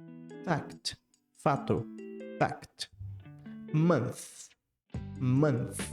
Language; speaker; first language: English; non-native, fluent; Portuguese